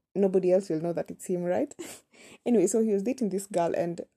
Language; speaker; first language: English; non-native, local second language; Kamba